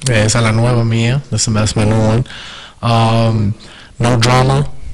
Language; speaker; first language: Spanish; early bilingual, heritage; Spanish